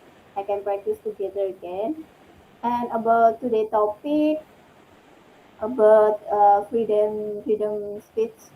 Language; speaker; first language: English; non-native, learner; Indonesian